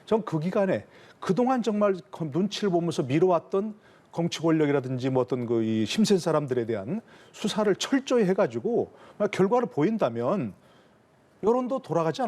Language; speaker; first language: Korean; native; Korean